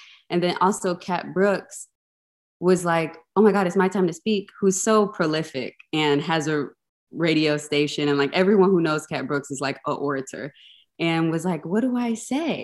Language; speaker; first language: English; native; English